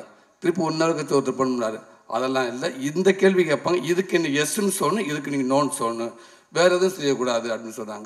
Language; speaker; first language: Tamil; native; Tamil